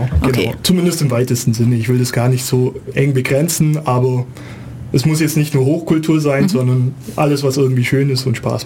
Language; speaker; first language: German; native; German